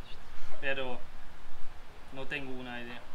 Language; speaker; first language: Spanish; non-native, learner; German